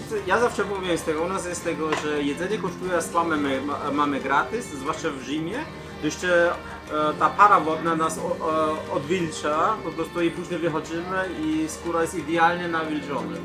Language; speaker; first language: Polish; non-native, fluent; Chinese